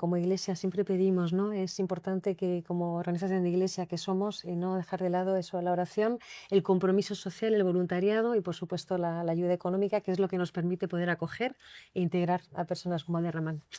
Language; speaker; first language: Spanish; native; Spanish